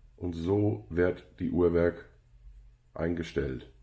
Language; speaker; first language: German; non-native, fluent; English